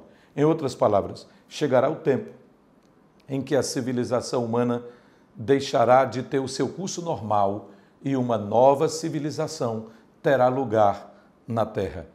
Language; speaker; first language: Portuguese; native; Portuguese